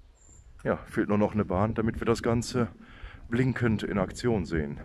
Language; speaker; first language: German; native; German